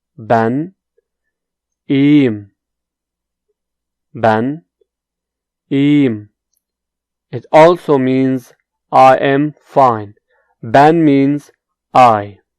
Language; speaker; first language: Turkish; non-native, fluent; Urdu